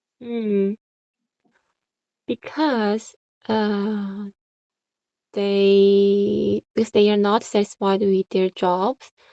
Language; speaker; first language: English; non-native, fluent; Korean